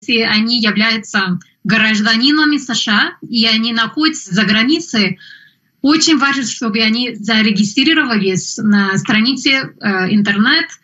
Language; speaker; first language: Russian; non-native, fluent; English